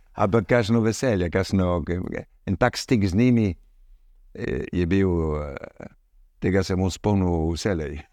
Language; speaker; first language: Slovenian; early bilingual, heritage; Slovenian